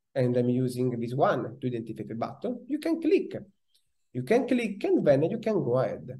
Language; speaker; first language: English; non-native, fluent; Italian